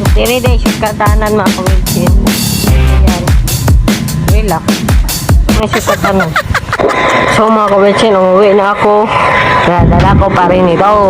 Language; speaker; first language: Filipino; non-native, local second language; Cebuano